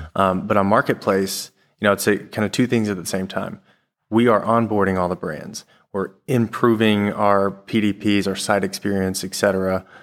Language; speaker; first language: English; native; English